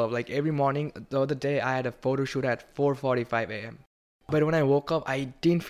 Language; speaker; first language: English; non-native, local second language; Bangla